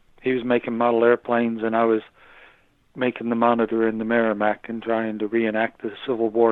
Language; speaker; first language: English; native; English